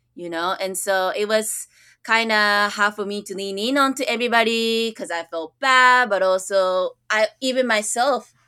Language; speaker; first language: English; early bilingual, other home language; Japanese